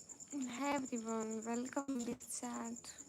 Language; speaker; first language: English; non-native, learner; Urdu